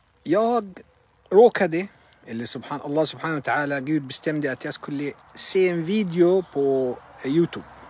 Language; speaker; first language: Swedish; non-native, fluent; Arabic